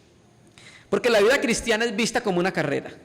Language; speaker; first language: Spanish; native; Spanish